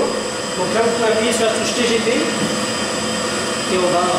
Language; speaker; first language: French; native; French